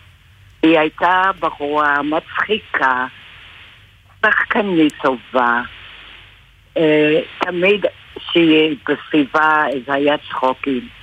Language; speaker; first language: Hebrew; non-native, fluent; English